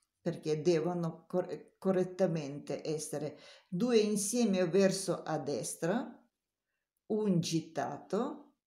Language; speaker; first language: Italian; non-native, learner; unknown